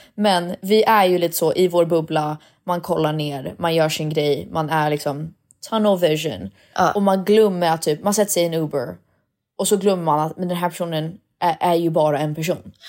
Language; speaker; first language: Swedish; early bilingual, heritage; Swedish